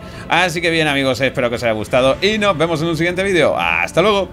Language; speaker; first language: Spanish; native; Spanish